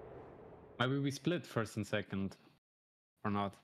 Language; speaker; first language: English; non-native, learner; French